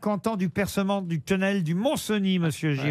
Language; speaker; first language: French; native; French